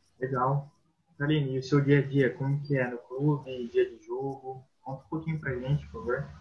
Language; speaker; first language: Portuguese; native; Portuguese